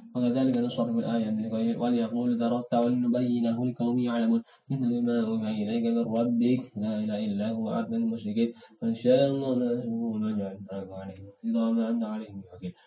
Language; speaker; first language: Arabic; non-native, learner; Indonesian